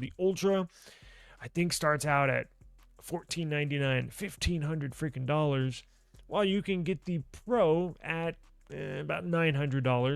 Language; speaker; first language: English; native; English